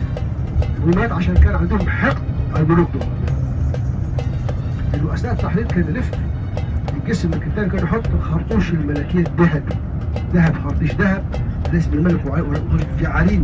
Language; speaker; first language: Arabic; native; Arabic